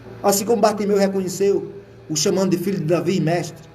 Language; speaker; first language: Portuguese; native; Portuguese